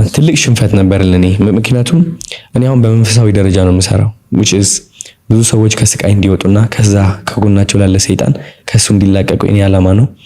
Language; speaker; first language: Amharic; non-native, local second language; Tigrinya